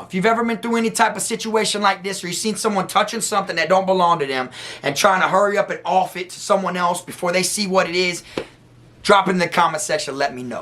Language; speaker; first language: English; native; English